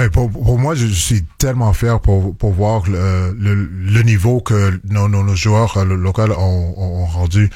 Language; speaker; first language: French; non-native, local second language; English